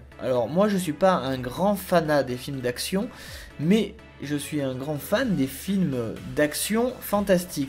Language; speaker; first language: French; native; French